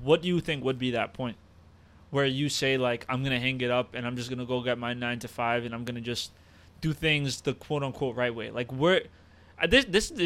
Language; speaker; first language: English; native; English